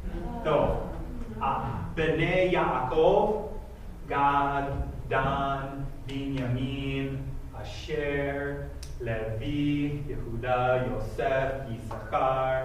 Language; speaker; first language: Hebrew; non-native, fluent; English